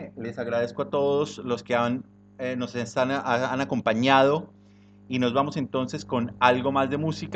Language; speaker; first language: Spanish; native; Spanish